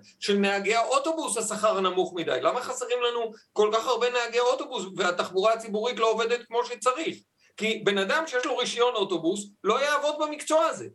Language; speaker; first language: Hebrew; native; Hebrew